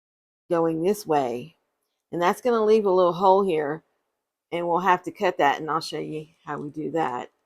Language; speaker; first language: English; native; English